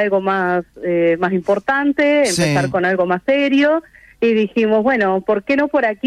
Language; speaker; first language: Spanish; native; Spanish